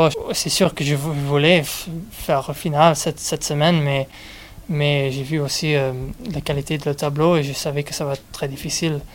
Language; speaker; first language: French; non-native, learner; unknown